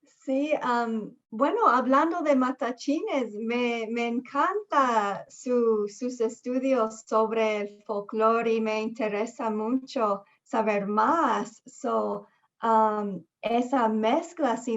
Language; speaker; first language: Spanish; early bilingual, heritage; Spanish